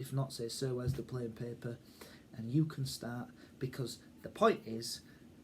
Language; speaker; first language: English; native; English